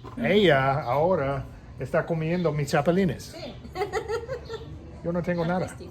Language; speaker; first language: Spanish; non-native, learner; English